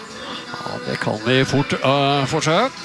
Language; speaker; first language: Norwegian; native; Norwegian